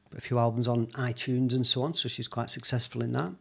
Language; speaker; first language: English; native; English